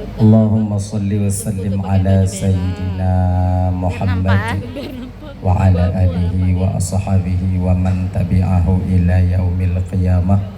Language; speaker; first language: Malay; non-native, local second language; Achinese